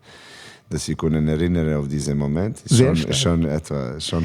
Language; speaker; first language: German; non-native, learner; Serbian